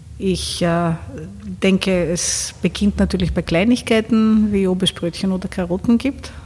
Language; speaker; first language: German; non-native, fluent; Greek